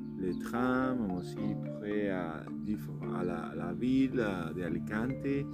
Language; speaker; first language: French; non-native, learner; Spanish